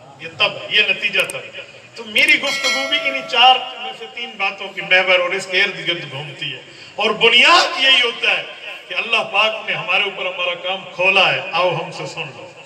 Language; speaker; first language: Urdu; non-native, local second language; Punjabi